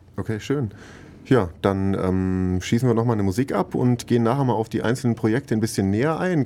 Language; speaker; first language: German; native; German